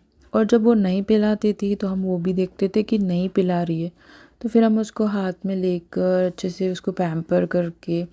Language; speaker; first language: Hindi; native; Hindi